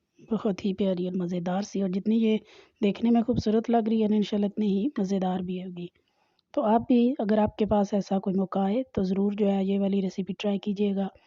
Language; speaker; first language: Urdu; non-native, local second language; Pahari-Potwari